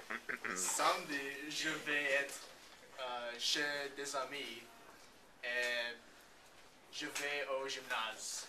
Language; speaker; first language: French; non-native, learner; English